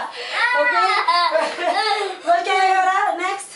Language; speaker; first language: Swedish; non-native, learner; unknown